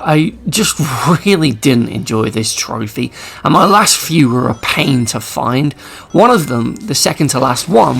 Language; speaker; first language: English; native; English